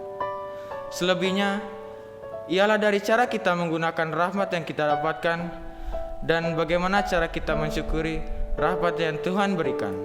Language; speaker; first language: Indonesian; native; Indonesian